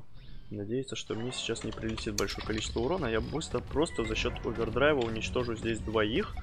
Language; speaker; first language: Russian; native; Russian